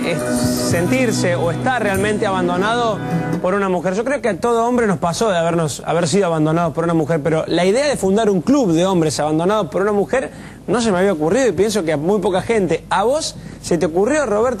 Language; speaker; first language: Spanish; native; Spanish